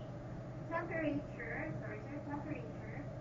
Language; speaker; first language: English; non-native, local second language; Filipino